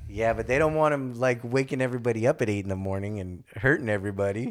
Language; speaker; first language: English; early bilingual, other home language; German